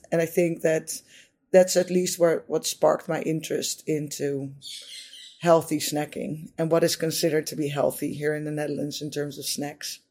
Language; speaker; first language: English; non-native, fluent; Dutch